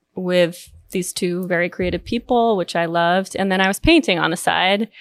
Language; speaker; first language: English; native; English